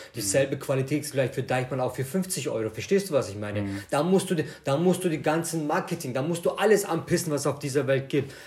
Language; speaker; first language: German; native; German